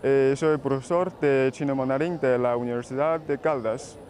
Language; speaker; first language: Spanish; non-native, fluent; Chinese